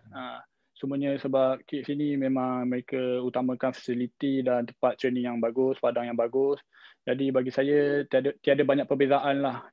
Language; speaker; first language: Malay; native; Malay